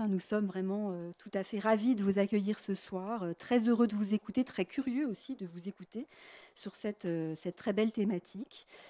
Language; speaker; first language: French; native; French